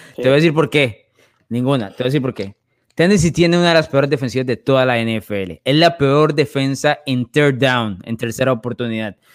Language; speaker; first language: Spanish; native; Spanish